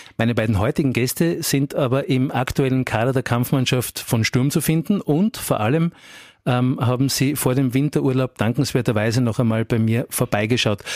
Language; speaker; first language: German; native; German